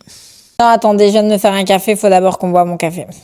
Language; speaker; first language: French; native; French